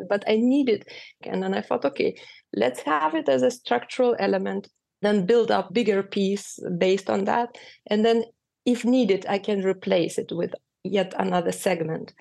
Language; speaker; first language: English; non-native, fluent; Lithuanian